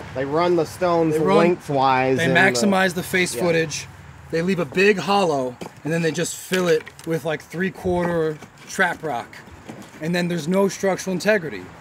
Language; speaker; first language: English; native; English